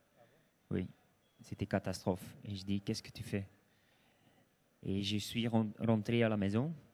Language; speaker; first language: French; non-native, local second language; Dutch